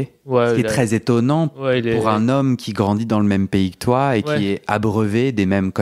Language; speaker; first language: French; native; French